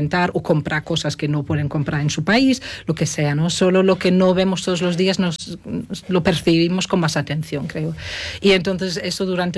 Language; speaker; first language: Spanish; non-native, fluent; German